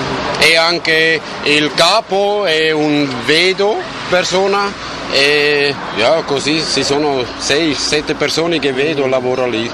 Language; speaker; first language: Italian; non-native, learner; German